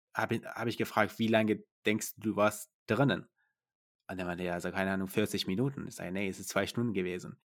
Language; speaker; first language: German; non-native, fluent; Persian